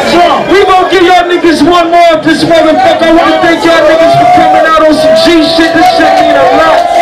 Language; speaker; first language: English; native; English